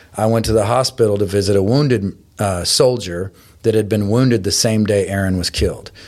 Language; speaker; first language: English; native; English